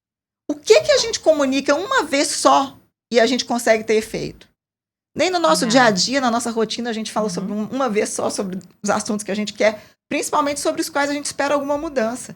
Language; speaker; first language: Portuguese; native; Portuguese